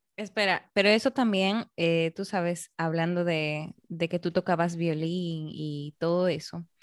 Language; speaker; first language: Spanish; native; Spanish